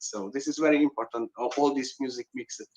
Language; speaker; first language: English; non-native, learner; Hungarian